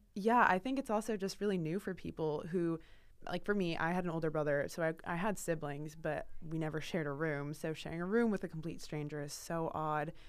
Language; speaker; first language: English; native; English